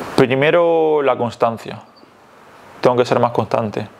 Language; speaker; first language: Spanish; native; Spanish